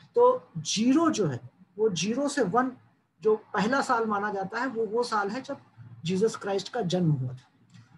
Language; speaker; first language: Hindi; native; Hindi